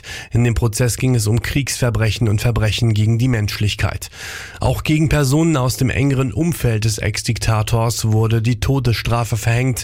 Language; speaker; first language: German; native; German